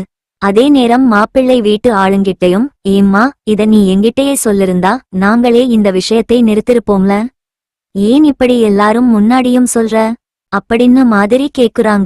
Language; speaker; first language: Tamil; native; Tamil